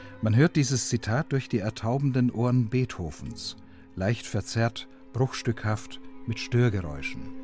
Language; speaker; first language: German; native; German